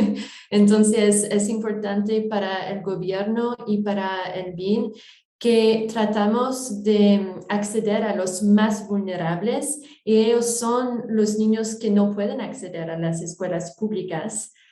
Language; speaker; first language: Spanish; non-native, fluent; French